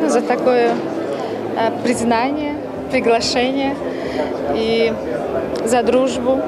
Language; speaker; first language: Russian; non-native, local second language; Tajik